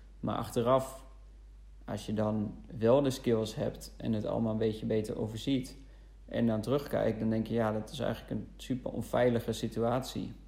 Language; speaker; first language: Dutch; non-native, fluent; German